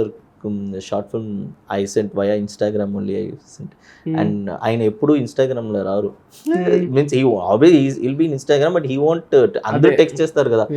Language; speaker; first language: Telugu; early bilingual, heritage; Telugu